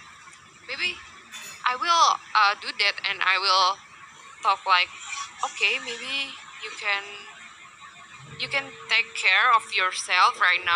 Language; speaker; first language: English; non-native, learner; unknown